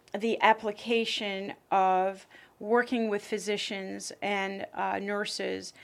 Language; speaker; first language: English; early bilingual, other home language; French